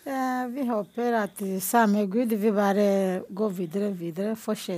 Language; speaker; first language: Norwegian; non-native, learner; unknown